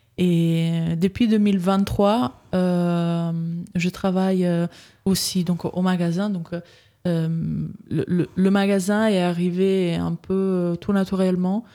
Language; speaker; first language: French; non-native, fluent; Italian